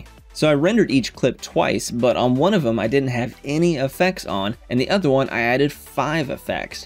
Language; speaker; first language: English; native; English